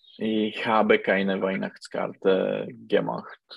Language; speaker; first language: German; non-native, learner; Czech